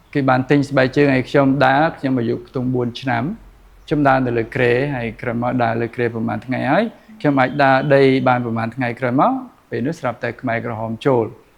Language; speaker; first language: Khmer; native; Khmer